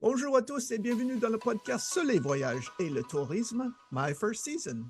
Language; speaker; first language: French; non-native, fluent; English